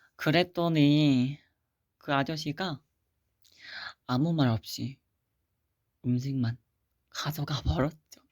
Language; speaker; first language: Korean; non-native, fluent; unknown